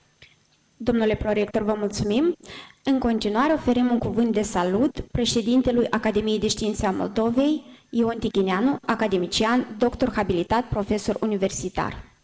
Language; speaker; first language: Romanian; native; Romanian